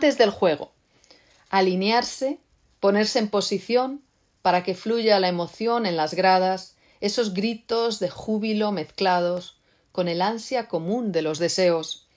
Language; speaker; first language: Spanish; native; Spanish